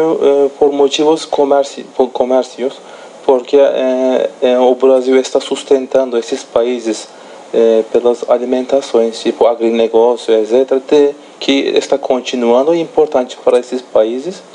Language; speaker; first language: Portuguese; non-native, fluent; Turkish